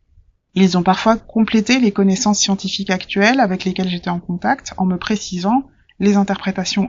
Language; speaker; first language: French; native; French